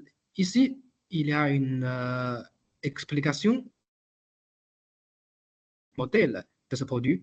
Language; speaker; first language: French; non-native, learner; Chinese